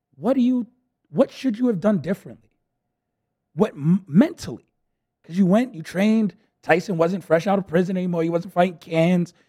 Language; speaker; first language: English; early bilingual, other home language; Spanish